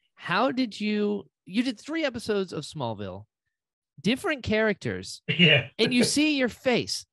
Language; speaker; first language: English; native; English